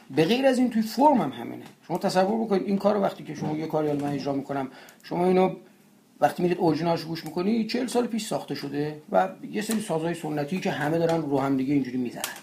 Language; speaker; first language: Persian; non-native, local second language; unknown